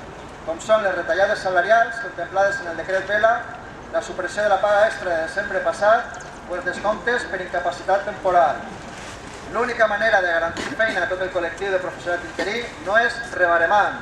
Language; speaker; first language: Catalan; native; Catalan